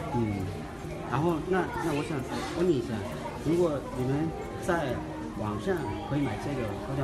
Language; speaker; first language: Chinese; non-native, learner; Korean